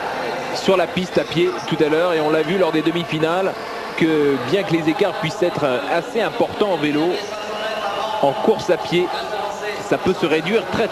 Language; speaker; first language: French; native; French